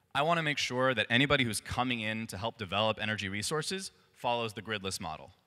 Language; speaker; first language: English; native; English